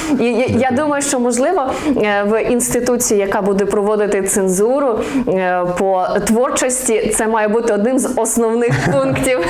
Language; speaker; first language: Ukrainian; native; Ukrainian